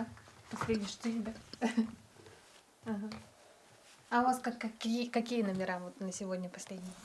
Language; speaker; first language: Russian; native; Russian